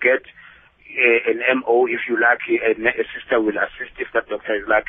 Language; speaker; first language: English; non-native, local second language; Xhosa